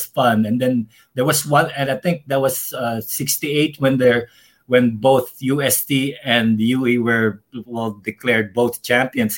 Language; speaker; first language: English; non-native, local second language; Filipino